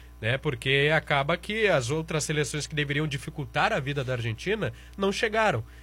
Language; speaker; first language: Portuguese; native; Portuguese